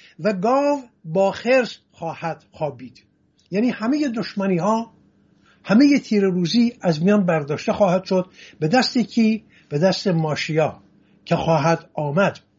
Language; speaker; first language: Persian; non-native, local second language; Assyrian Neo-Aramaic